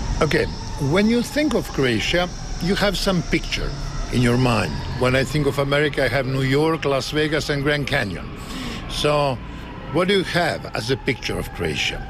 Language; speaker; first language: English; non-native, fluent; Croatian